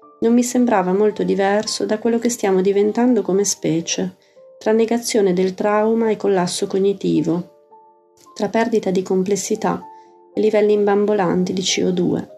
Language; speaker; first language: Italian; native; Italian